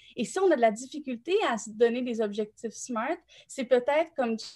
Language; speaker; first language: French; native; French